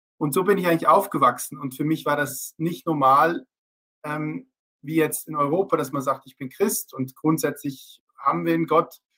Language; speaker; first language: German; early bilingual, heritage; German